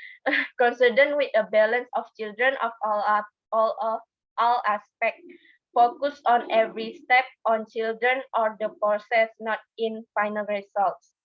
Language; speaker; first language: English; non-native, learner; Indonesian